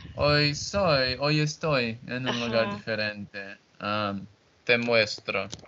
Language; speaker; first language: Spanish; non-native, learner; Portuguese